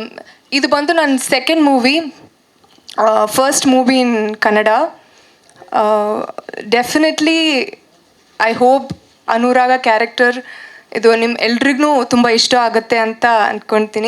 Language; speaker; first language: Kannada; non-native, fluent; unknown